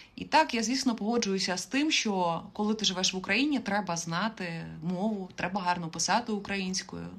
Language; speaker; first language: Ukrainian; native; Ukrainian